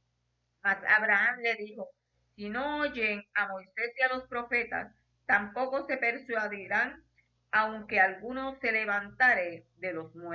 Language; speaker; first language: Spanish; native; Spanish